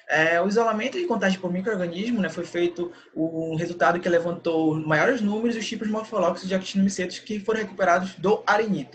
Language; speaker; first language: Portuguese; native; Portuguese